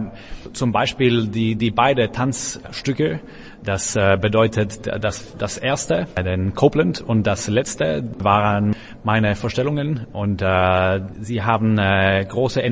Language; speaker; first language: German; non-native, learner; Czech